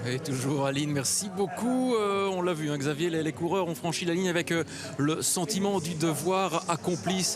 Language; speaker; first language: French; native; French